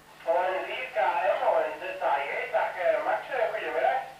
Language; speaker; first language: Dutch; native; Dutch